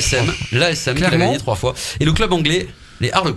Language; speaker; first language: French; native; French